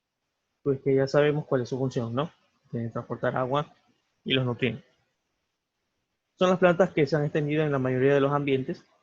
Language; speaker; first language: Spanish; native; Spanish